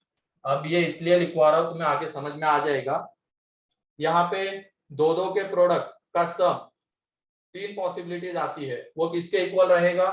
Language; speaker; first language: Hindi; native; Hindi